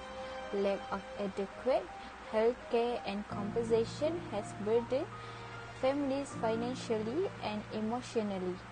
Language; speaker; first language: English; non-native, local second language; Malay